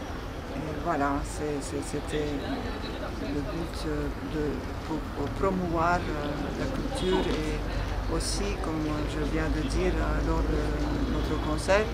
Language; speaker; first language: French; non-native, fluent; Turkish